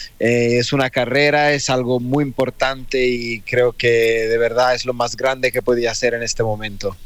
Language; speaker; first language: Spanish; non-native, fluent; Italian